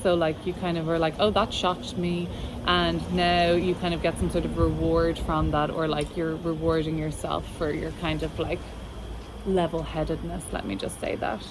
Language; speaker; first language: English; native; English